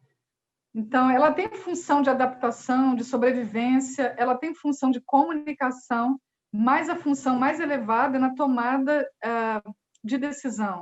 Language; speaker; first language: Portuguese; native; Portuguese